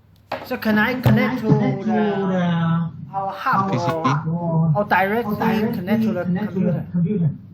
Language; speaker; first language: English; non-native, learner; Chinese